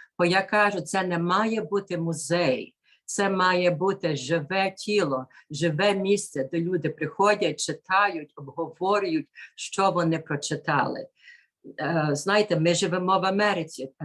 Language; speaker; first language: Ukrainian; early bilingual, heritage; Ukrainian